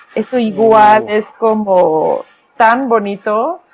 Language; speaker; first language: Spanish; non-native, fluent; Dutch